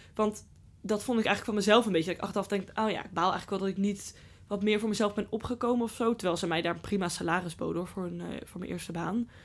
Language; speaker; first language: Dutch; native; Dutch